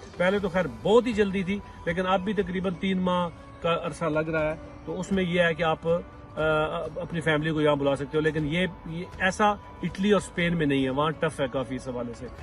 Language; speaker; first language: Urdu; native; Urdu